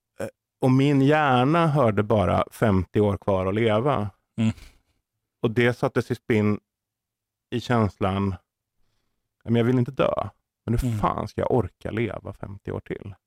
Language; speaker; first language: Swedish; native; Swedish